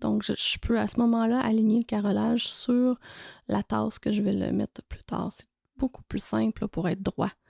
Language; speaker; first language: French; native; French